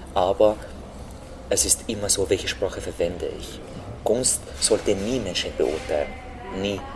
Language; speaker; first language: German; non-native, fluent; Arabic